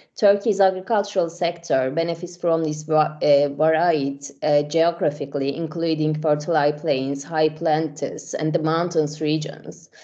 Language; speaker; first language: English; non-native, fluent; Turkish